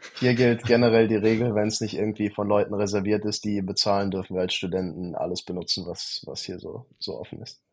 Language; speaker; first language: German; native; German